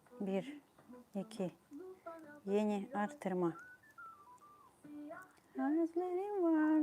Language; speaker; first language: Turkish; non-native, fluent; Ukrainian